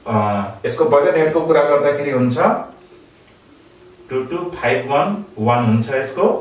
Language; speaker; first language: Nepali; native; Nepali